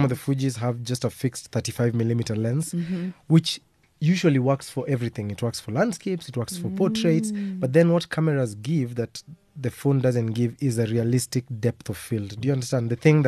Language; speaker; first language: English; non-native, local second language; Kamba